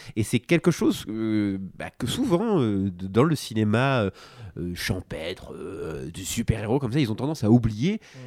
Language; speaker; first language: French; native; French